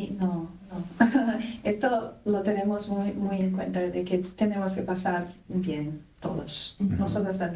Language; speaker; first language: Spanish; non-native, fluent; Portuguese